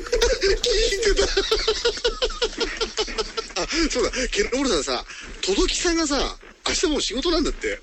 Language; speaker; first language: Japanese; native; Japanese